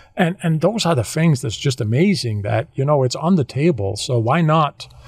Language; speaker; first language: English; non-native, fluent; Danish